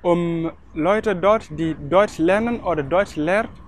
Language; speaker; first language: German; non-native, fluent; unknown